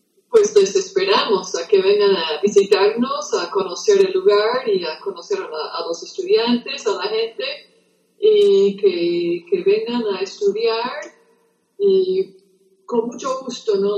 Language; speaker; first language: Spanish; native; Spanish